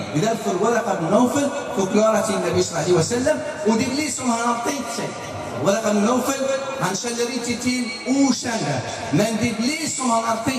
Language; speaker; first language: Swedish; non-native, fluent; Arabic